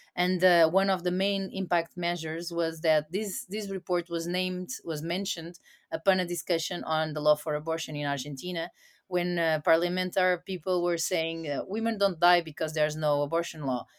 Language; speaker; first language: English; non-native, fluent; Portuguese